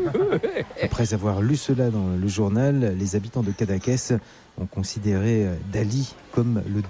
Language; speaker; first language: French; native; French